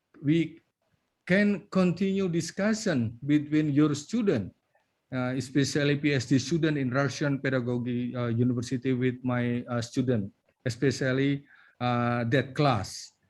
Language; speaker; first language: English; non-native, learner; Indonesian